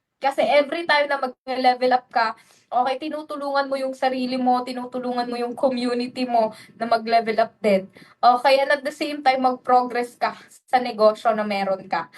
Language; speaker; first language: Filipino; non-native, local second language; Waray